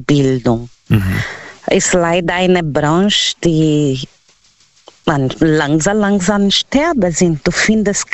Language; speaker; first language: German; non-native, learner; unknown